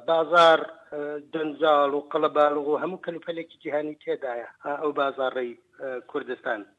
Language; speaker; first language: Central Kurdish; native; Central Kurdish